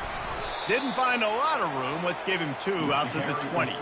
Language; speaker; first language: English; native; English